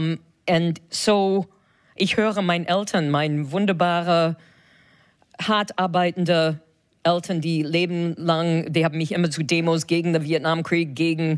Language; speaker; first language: German; non-native, fluent; English